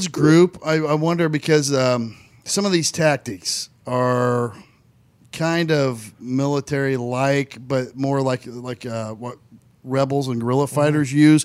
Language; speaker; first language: English; native; English